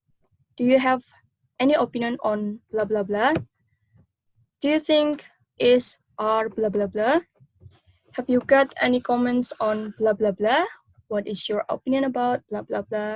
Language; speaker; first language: English; non-native, learner; Indonesian